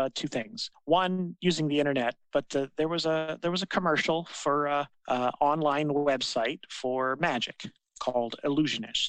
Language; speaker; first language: English; native; English